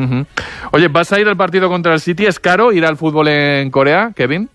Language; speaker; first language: Spanish; native; Spanish